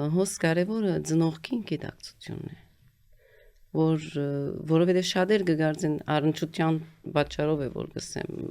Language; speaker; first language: Armenian; early bilingual, heritage; Armenian